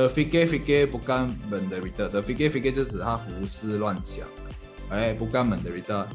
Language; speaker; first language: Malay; non-native, local second language; Chinese